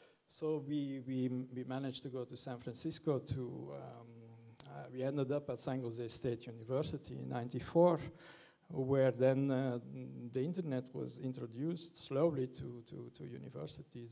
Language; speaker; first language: English; non-native, fluent; French